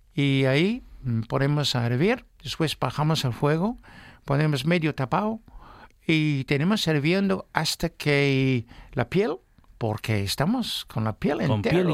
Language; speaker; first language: Spanish; non-native, fluent; English